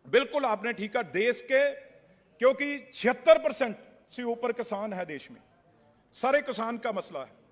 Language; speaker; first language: Hindi; non-native, local second language; Punjabi